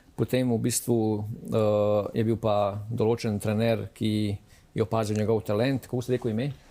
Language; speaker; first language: Slovenian; native; Slovenian